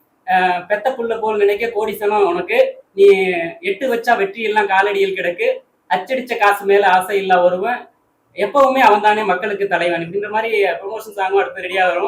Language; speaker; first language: Tamil; native; Tamil